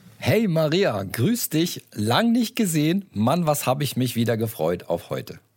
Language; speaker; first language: German; native; German